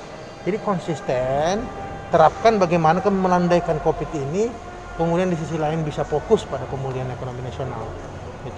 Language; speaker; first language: Indonesian; native; Indonesian